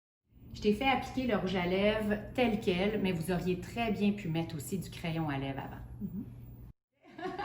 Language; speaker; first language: French; native; French